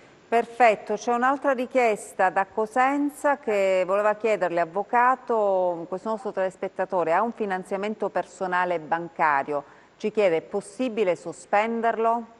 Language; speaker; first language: Italian; native; Italian